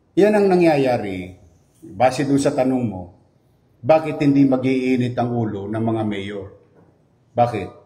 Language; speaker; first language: Filipino; native; Filipino